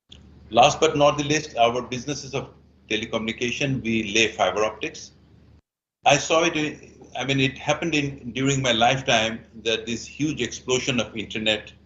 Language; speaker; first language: English; non-native, fluent; Bangla